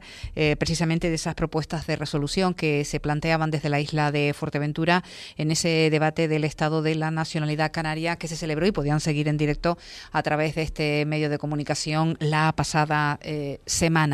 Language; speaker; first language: Spanish; native; Spanish